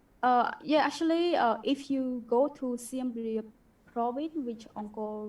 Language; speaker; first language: English; non-native, learner; Khmer